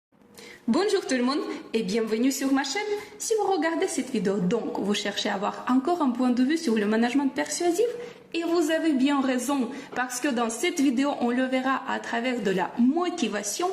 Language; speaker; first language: French; non-native, fluent; Russian